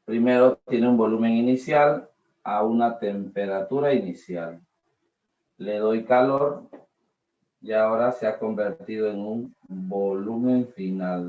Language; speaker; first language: Spanish; native; Spanish